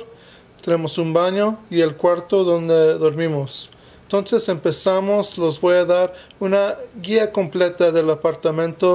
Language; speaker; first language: Spanish; non-native, fluent; English